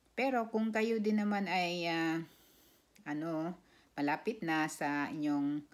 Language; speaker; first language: Filipino; non-native, local second language; Cebuano